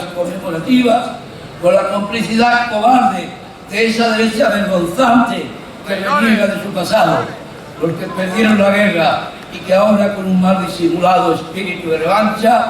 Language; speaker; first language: Spanish; native; Spanish